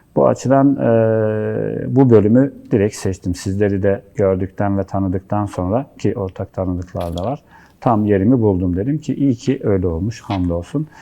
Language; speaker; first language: Turkish; native; Turkish